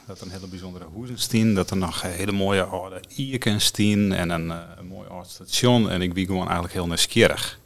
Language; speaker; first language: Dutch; non-native, local second language; Western Frisian